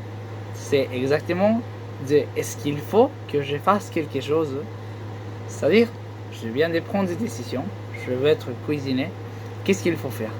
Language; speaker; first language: French; non-native, learner; Spanish